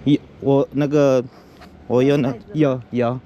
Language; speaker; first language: Chinese; non-native, learner; Filipino